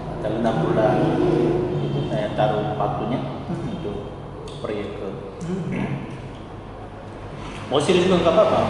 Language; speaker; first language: Indonesian; non-native, learner; Korean